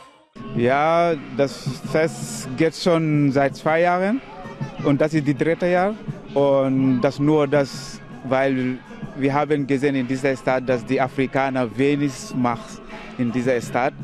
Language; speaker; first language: German; non-native, learner; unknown